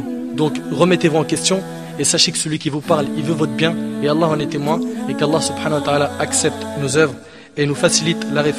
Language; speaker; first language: French; native; French